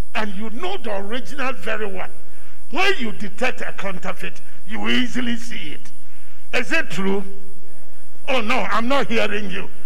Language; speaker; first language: English; non-native, local second language; Akan